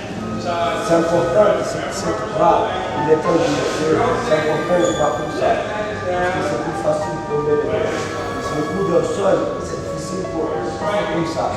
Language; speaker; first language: French; non-native, learner; Portuguese